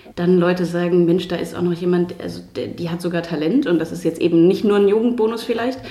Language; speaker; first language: German; native; German